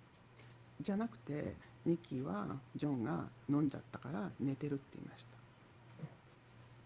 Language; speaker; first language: Japanese; native; Japanese